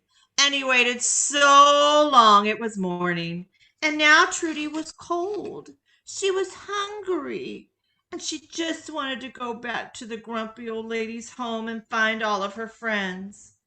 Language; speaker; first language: English; native; English